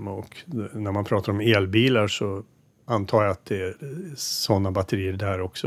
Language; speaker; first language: Swedish; native; Swedish